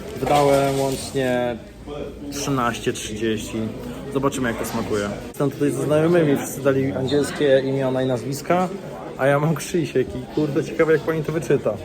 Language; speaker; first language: Polish; native; Polish